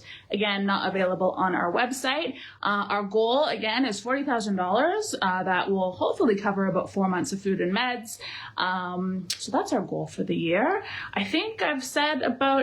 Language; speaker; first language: English; native; English